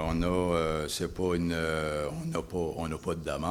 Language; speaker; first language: French; native; French